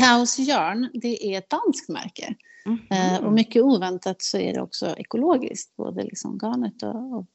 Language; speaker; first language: Swedish; native; Swedish